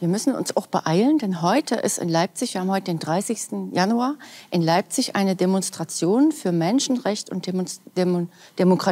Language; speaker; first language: German; native; German